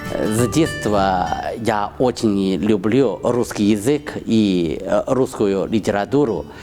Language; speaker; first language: Russian; non-native, fluent; Chinese